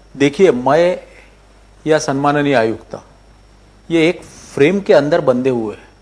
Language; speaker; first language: Hindi; non-native, local second language; Marathi